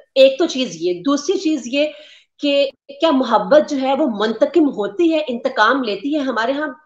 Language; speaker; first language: Urdu; native; Urdu